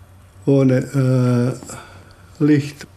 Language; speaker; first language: German; non-native, local second language; Croatian